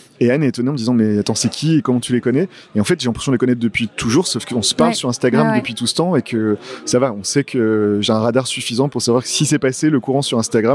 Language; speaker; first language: French; native; French